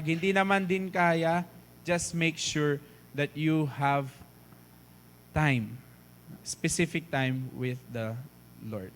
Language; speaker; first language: English; non-native, fluent; Filipino